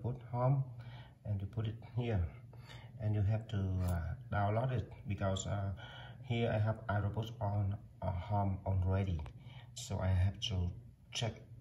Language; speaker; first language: English; non-native, learner; Vietnamese